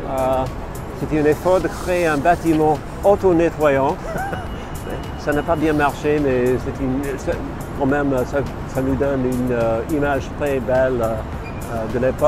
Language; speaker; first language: French; non-native, fluent; English